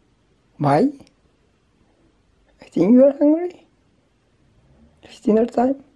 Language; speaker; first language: English; non-native, learner; Turkish